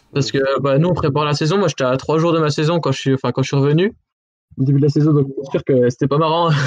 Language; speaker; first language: French; native; French